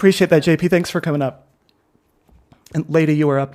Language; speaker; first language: English; native; English